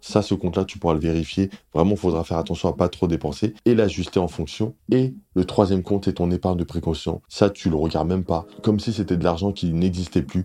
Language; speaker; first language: French; native; French